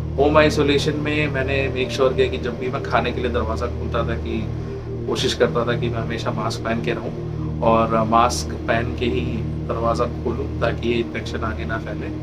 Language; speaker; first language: Hindi; non-native, local second language; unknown